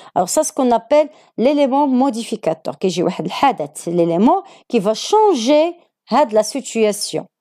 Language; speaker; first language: French; non-native, local second language; Arabic